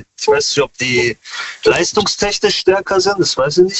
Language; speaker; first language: German; early bilingual, other home language; Kurdish